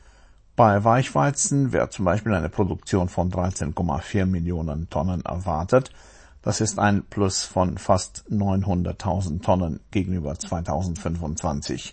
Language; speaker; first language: German; native; German